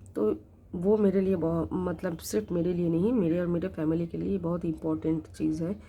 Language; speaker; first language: Hindi; non-native, local second language; Bangla